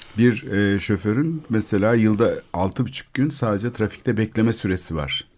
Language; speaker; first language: Turkish; native; Turkish